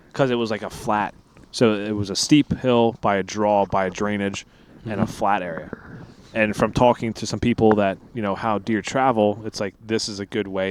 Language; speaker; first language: English; native; English